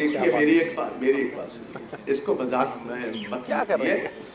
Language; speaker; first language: Hindi; non-native, local second language; Punjabi